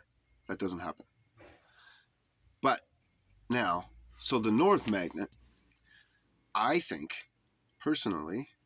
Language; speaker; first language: English; native; English